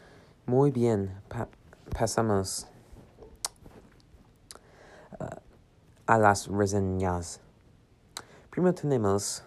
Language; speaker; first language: Spanish; non-native, learner; English